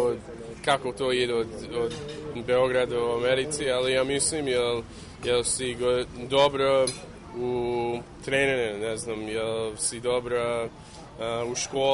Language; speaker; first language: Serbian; early bilingual, heritage; English